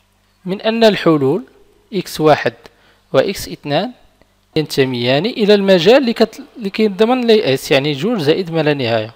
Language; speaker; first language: Arabic; native; Arabic